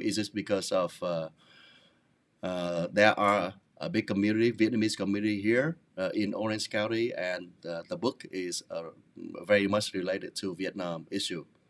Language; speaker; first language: English; non-native, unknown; Vietnamese